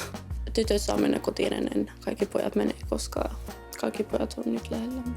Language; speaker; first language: Finnish; non-native, learner; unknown